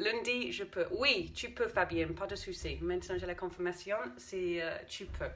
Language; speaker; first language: French; non-native, fluent; English